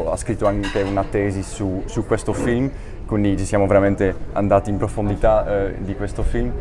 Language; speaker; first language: Italian; non-native, fluent; Dutch